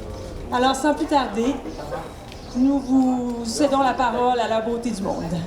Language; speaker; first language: French; native; French